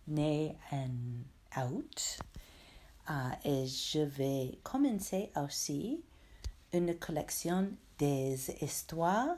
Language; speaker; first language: French; non-native, learner; English